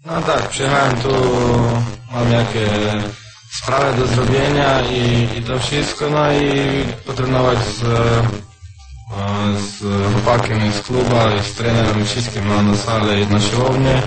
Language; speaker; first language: Polish; non-native, learner; Croatian